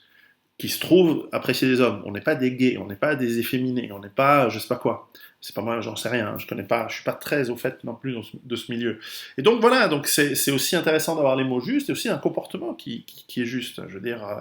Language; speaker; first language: French; native; French